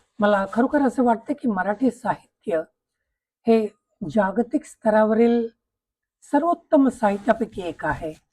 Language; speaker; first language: Marathi; non-native, local second language; Tamil